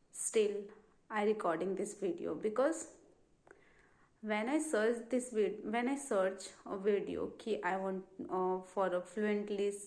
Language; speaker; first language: English; non-native, learner; Hindi